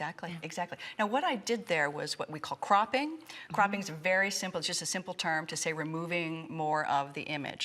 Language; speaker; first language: English; native; English